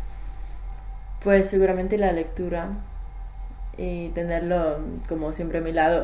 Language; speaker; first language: Spanish; non-native, fluent; English